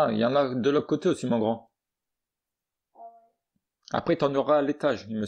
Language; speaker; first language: French; native; French